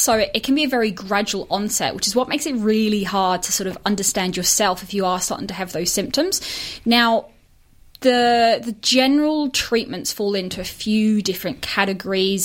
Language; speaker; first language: English; native; English